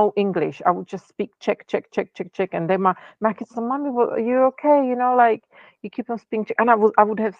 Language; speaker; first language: English; non-native, fluent; Czech